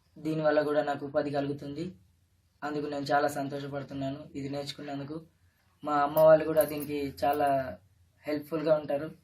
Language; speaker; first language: Telugu; native; Telugu